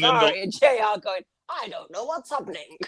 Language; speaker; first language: English; native; English